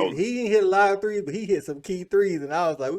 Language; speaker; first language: English; native; English